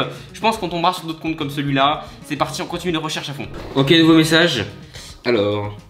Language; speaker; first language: French; native; French